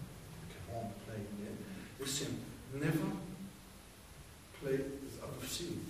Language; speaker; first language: English; non-native, learner; German